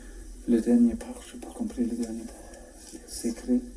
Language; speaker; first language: French; non-native, fluent; German